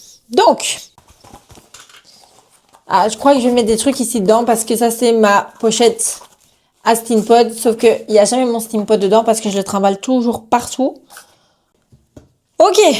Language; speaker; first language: French; native; French